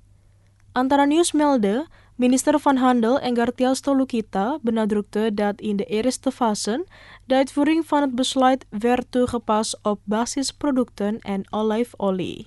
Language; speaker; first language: Dutch; non-native, fluent; Indonesian